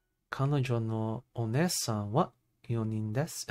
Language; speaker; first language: Japanese; non-native, learner; English